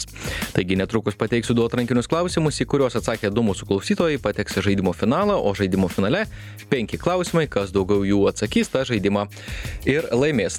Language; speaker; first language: Lithuanian; native; Lithuanian